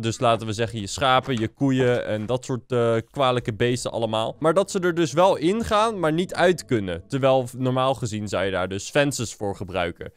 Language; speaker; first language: Dutch; native; Dutch